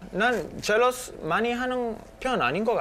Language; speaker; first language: Korean; non-native, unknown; Italian